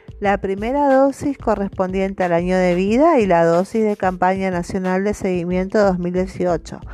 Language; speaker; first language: Spanish; native; Spanish